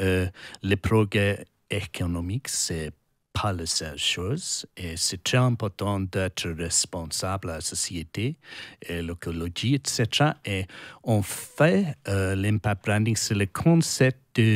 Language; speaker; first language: French; non-native, learner; English